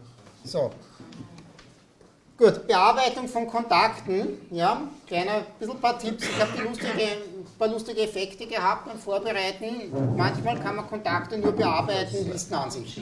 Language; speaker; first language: German; native; German